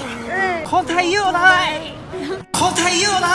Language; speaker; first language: Thai; non-native, fluent; Japanese